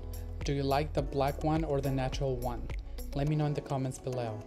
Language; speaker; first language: English; non-native, fluent; Spanish